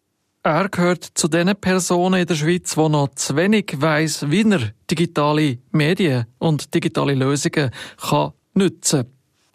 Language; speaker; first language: German; native; German